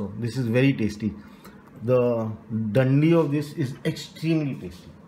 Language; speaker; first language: English; non-native, local second language; Hindi